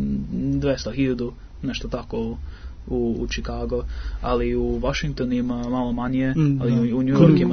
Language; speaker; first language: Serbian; early bilingual, heritage; English